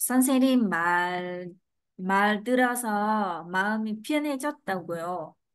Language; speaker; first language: Korean; non-native, learner; Vietnamese